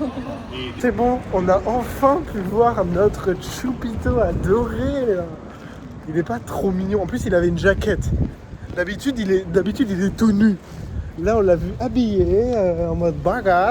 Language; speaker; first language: French; native; French